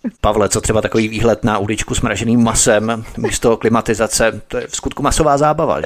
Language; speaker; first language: Czech; native; Czech